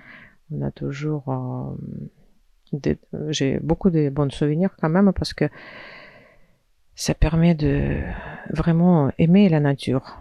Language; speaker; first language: French; non-native, fluent; Russian